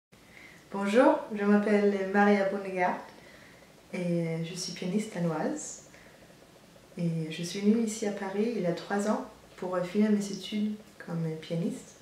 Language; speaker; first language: French; non-native, fluent; Danish